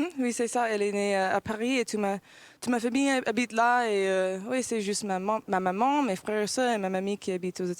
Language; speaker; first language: French; early bilingual, heritage; English